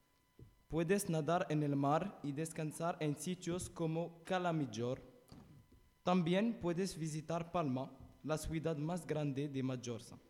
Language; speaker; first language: Spanish; non-native, learner; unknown